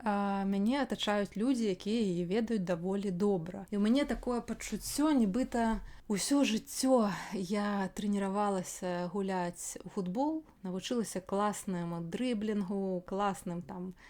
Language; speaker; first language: Belarusian; native; Belarusian